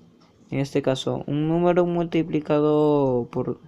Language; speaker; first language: Spanish; native; Spanish